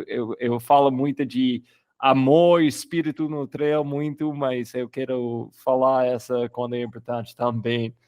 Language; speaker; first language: Portuguese; non-native, fluent; English